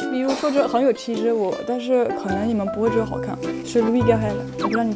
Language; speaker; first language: Chinese; non-native, fluent; French